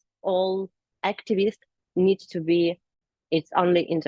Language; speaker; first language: English; non-native, learner; Ukrainian